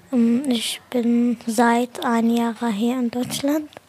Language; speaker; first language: German; non-native, learner; Arabic